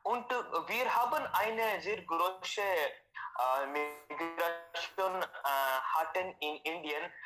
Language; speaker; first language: German; non-native, learner; Hindi